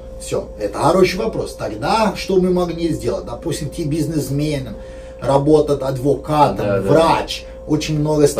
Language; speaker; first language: Russian; non-native, learner; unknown